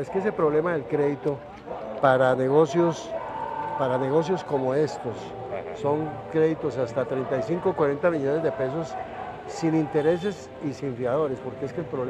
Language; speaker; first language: Spanish; native; Spanish